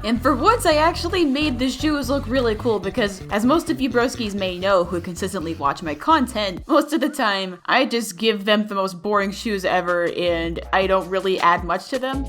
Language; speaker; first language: English; native; English